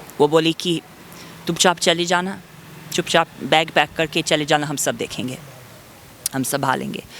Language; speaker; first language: Hindi; non-native, fluent; English